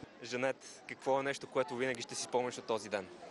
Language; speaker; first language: Bulgarian; native; Bulgarian